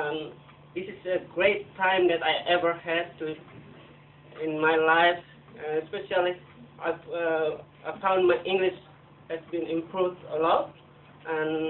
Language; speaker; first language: English; non-native, learner; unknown